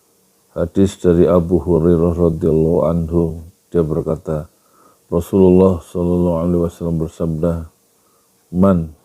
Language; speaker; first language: Indonesian; native; Indonesian